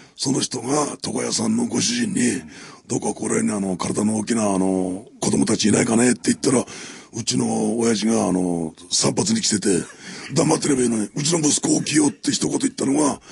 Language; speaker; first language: Japanese; native; Japanese